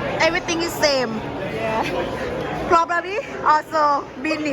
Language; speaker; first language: English; non-native, learner; Thai